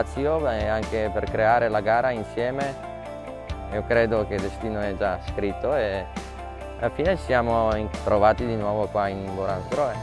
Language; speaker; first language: Italian; non-native, fluent; Slovak